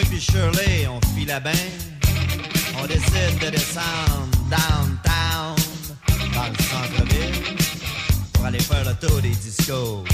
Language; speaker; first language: French; native; French